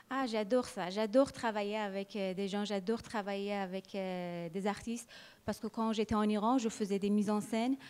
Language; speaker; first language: French; non-native, fluent; Persian